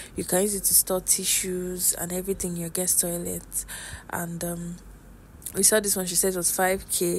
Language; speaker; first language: English; native; English